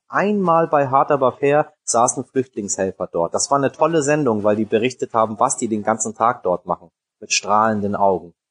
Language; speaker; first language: German; early bilingual, other home language; Persian